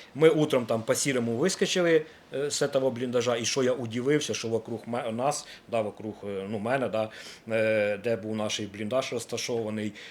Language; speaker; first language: Ukrainian; native; Ukrainian